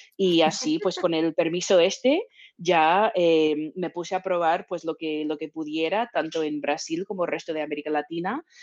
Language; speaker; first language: Spanish; non-native, fluent; English